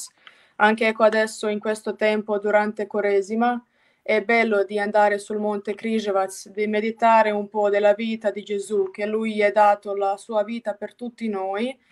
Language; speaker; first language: Italian; non-native, fluent; Croatian